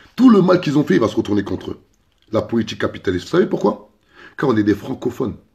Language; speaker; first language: French; early bilingual, other home language; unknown